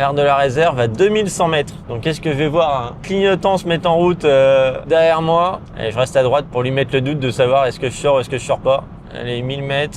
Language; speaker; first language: French; native; French